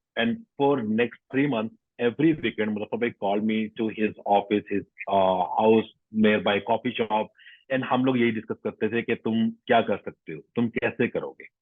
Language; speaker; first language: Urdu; non-native, local second language; Punjabi